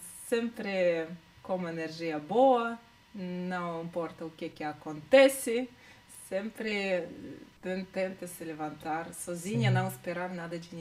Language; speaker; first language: Portuguese; non-native, learner; Russian